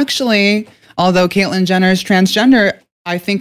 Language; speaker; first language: English; non-native, fluent; Norwegian